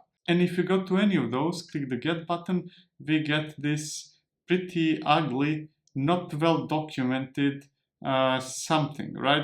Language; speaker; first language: English; non-native, fluent; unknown